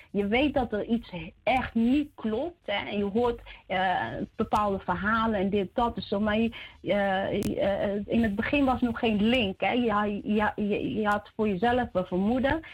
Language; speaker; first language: Dutch; early bilingual, other home language; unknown